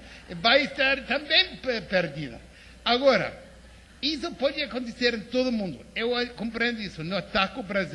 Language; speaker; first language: Portuguese; non-native, fluent; English